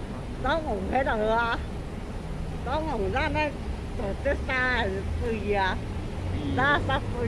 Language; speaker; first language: Chinese; native; Chinese